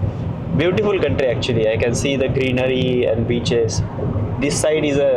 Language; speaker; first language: English; non-native, local second language; Hindi